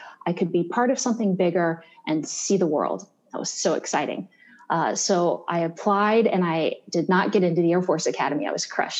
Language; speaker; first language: English; native; English